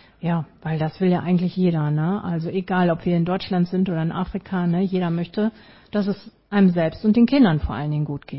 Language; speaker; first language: German; native; German